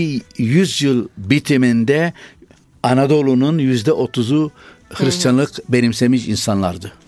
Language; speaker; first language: Turkish; non-native, fluent; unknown